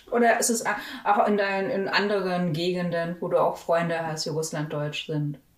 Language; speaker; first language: German; native; German